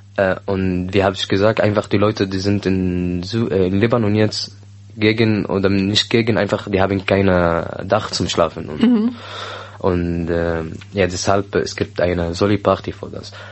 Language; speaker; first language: German; non-native, learner; Arabic